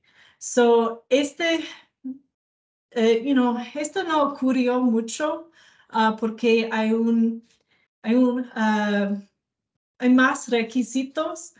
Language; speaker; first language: Spanish; non-native, learner; English